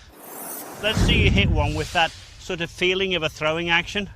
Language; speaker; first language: English; native; English